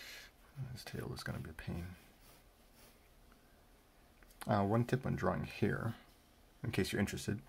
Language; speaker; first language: English; native; English